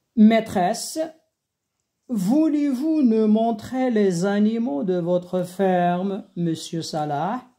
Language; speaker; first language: French; non-native, local second language; Arabic